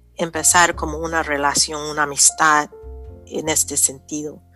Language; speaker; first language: Spanish; non-native, fluent; English